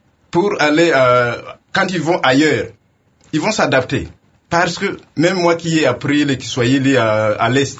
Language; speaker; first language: French; non-native, local second language; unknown